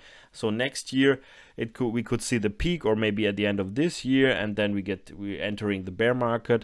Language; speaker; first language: English; non-native, fluent; German